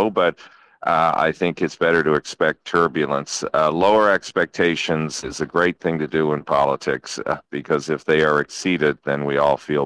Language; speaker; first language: English; native; English